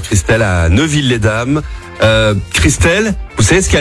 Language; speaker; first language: French; native; French